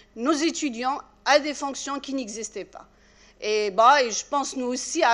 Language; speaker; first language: French; non-native, local second language; Arabic